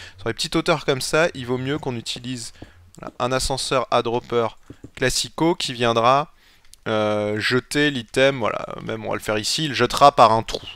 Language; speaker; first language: French; native; French